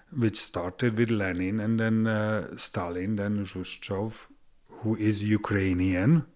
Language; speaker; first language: English; non-native, fluent; Hungarian